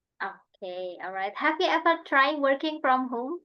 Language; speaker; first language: English; non-native, fluent; Indonesian